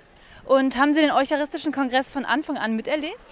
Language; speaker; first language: German; native; German